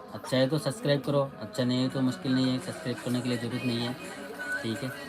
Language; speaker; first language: Hindi; non-native, learner; Bangla